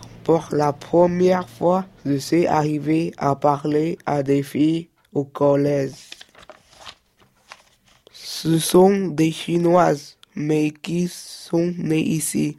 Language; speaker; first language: French; early bilingual, other home language; Chinese